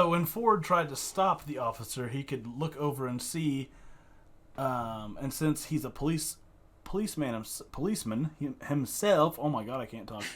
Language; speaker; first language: English; native; English